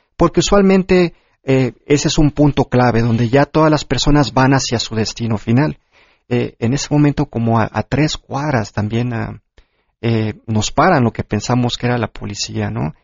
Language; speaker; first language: Spanish; early bilingual, heritage; Spanish